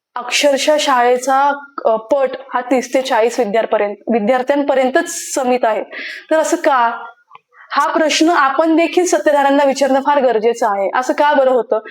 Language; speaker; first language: Marathi; native; Marathi